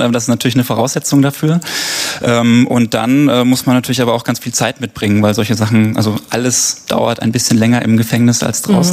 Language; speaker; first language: German; native; German